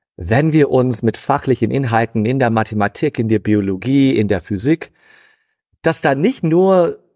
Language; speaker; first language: German; non-native, fluent; English